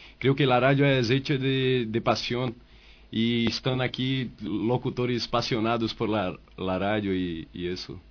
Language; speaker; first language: Spanish; non-native, learner; Portuguese